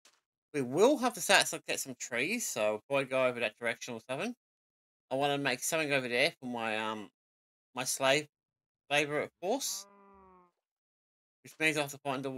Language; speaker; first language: English; native; English